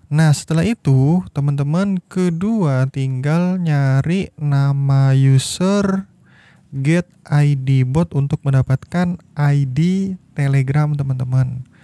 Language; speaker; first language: Indonesian; native; Indonesian